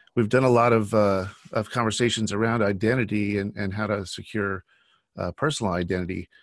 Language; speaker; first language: English; native; English